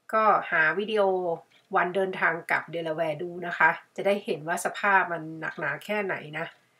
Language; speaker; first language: Thai; native; Thai